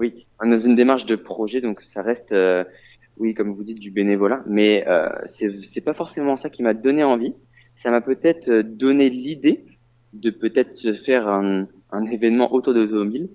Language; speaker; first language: French; native; French